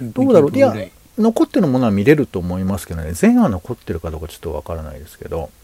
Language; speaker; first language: Japanese; native; Japanese